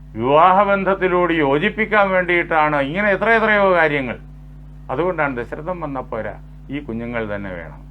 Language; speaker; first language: Malayalam; native; Malayalam